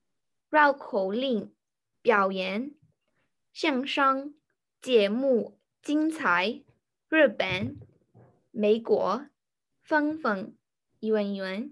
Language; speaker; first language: Chinese; non-native, learner; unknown